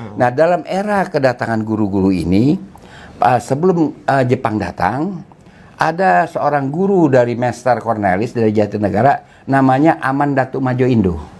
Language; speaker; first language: Indonesian; native; Indonesian